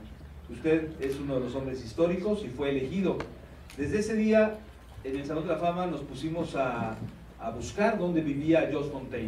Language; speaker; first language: Spanish; native; Spanish